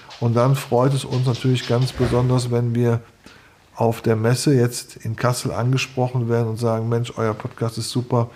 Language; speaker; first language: German; native; German